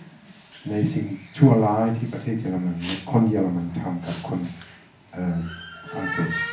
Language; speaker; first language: Thai; non-native, fluent; German